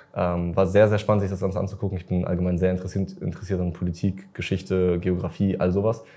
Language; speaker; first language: German; early bilingual, other home language; Russian